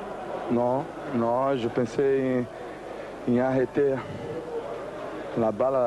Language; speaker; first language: French; non-native, learner; Portuguese